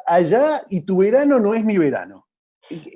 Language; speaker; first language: Spanish; native; Spanish